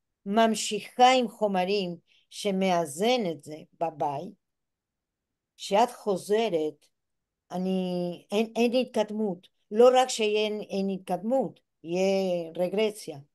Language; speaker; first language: Hebrew; non-native, fluent; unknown